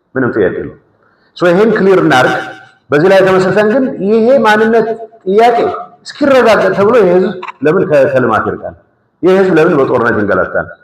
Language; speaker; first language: Amharic; non-native, local second language; Tigrinya